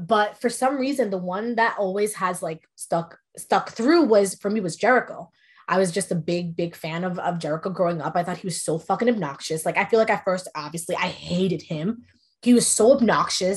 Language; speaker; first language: English; early bilingual, other home language; Spanish